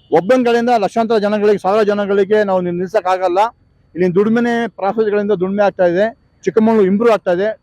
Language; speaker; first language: Kannada; non-native, local second language; Urdu